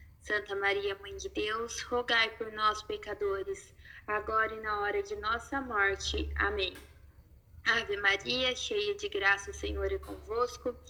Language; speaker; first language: Portuguese; native; Portuguese